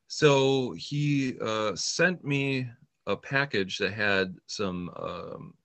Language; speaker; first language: English; native; English